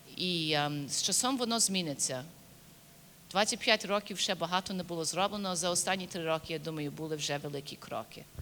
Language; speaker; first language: Ukrainian; early bilingual, heritage; Ukrainian